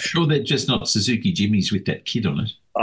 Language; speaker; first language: English; native; English